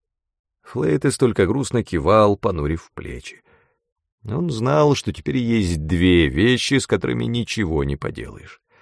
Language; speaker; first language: Russian; native; Russian